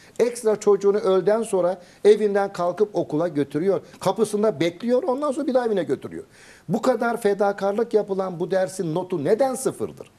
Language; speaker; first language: Turkish; native; Turkish